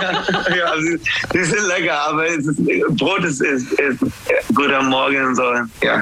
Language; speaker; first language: German; non-native, learner; English